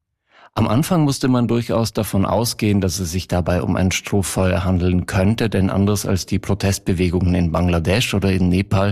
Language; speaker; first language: German; native; German